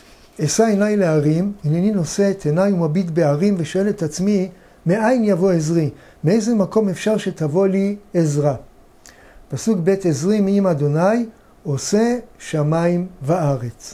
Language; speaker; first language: Hebrew; native; Hebrew